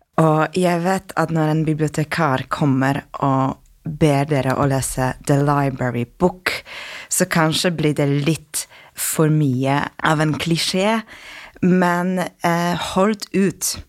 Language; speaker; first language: Norwegian; non-native, fluent; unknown